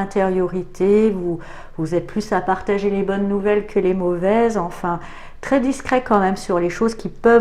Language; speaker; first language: French; native; French